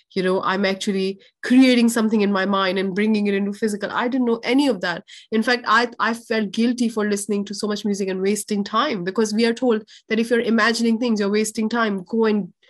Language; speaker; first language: English; non-native, local second language; Urdu